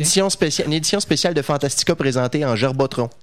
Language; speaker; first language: French; native; French